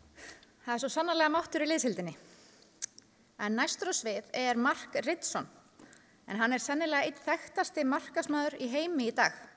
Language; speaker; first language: Icelandic; native; Icelandic